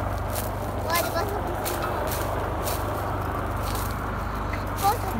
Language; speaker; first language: Italian; early bilingual, other home language; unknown